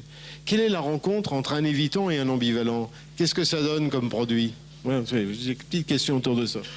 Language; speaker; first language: French; native; French